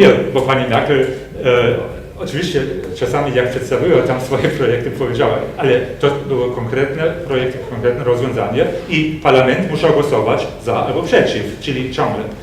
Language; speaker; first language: Polish; non-native, fluent; German